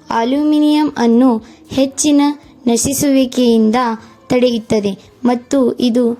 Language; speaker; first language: Kannada; native; Kannada